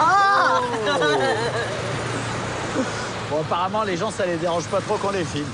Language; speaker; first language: French; native; French